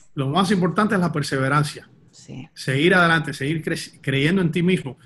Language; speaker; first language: Spanish; early bilingual, heritage; Spanish